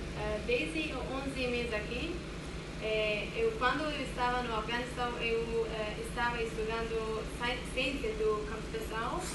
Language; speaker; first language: Portuguese; non-native, learner; Persian